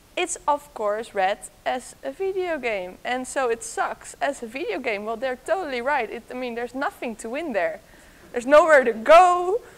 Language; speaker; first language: English; non-native, fluent; Dutch